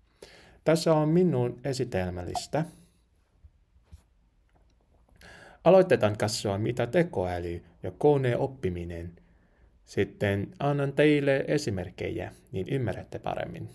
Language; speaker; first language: Finnish; non-native, learner; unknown